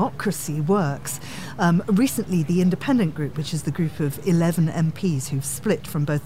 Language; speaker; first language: English; native; English